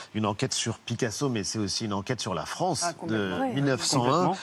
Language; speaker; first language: French; native; French